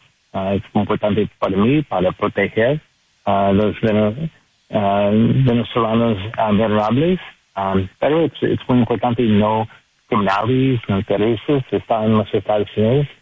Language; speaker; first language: Spanish; non-native, learner; English